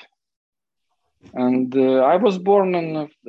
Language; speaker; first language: English; non-native, fluent; Ukrainian